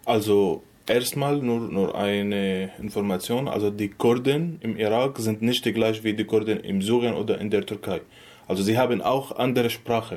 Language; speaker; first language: German; non-native, learner; Arabic